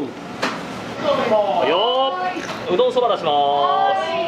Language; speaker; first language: Japanese; native; Japanese